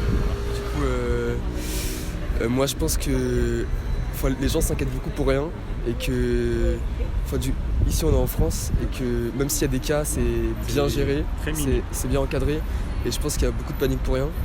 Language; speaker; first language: French; native; French